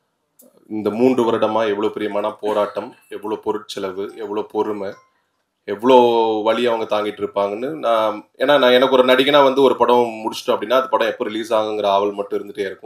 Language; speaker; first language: Tamil; native; Tamil